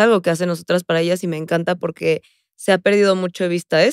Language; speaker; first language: Spanish; native; Spanish